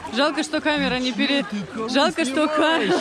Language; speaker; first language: Russian; native; Russian